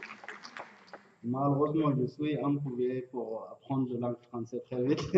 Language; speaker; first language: French; non-native, learner; Arabic